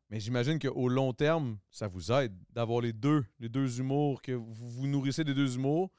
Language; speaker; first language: French; native; French